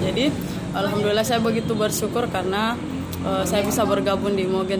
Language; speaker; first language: Indonesian; native; Indonesian